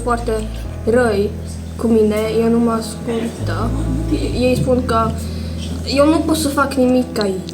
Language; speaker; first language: Romanian; early bilingual, heritage; Romanian